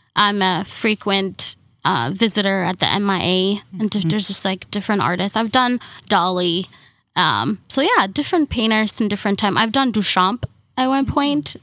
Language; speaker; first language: English; early bilingual, other home language; Somali